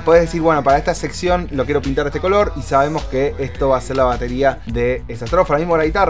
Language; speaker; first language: Spanish; native; Spanish